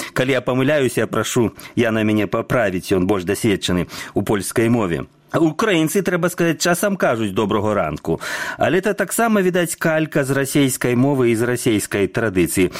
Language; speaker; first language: Belarusian; native; Belarusian